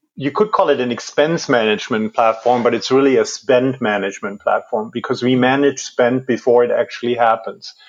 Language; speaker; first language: English; non-native, fluent; German